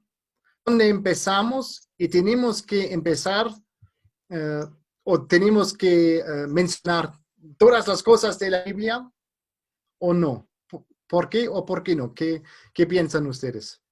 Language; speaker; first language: Spanish; non-native, fluent; German